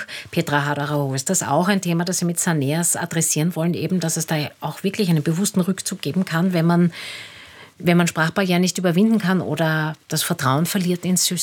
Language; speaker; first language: German; native; German